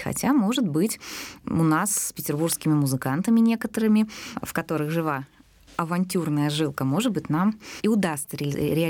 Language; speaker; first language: Russian; native; Russian